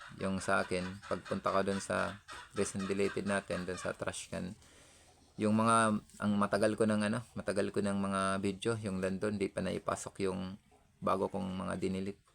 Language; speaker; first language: Filipino; non-native, local second language; Cebuano